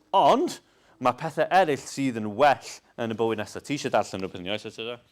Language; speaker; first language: Welsh; non-native, local second language; English